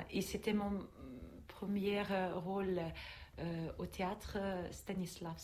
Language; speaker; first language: French; non-native, learner; Russian